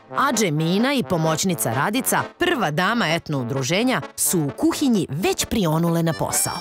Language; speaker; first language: Serbian; native; Serbian